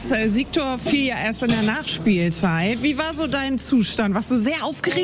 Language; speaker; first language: German; non-native, learner; Spanish